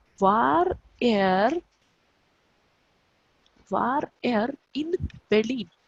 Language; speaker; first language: German; non-native, fluent; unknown